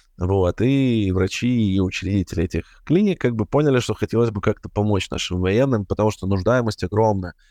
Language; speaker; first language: Russian; native; Russian